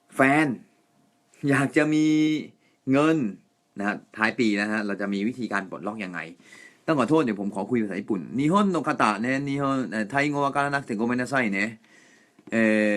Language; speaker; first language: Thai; non-native, fluent; Japanese